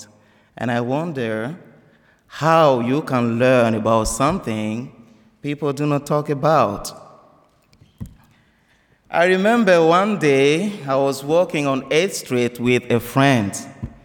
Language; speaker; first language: English; non-native, fluent; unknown